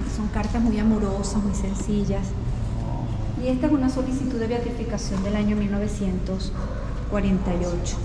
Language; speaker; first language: Spanish; native; Spanish